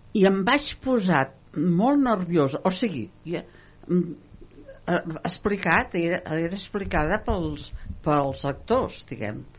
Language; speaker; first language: Catalan; non-native, local second language; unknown